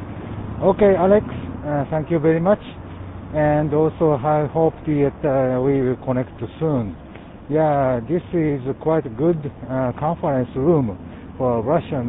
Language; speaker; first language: English; non-native, learner; Japanese